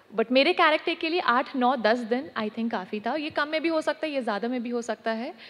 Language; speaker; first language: Hindi; native; Hindi